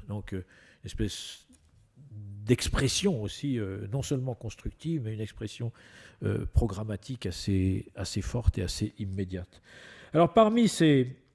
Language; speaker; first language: French; native; French